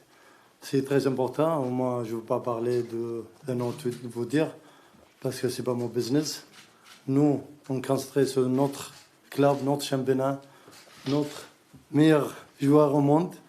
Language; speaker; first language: French; non-native, learner; Arabic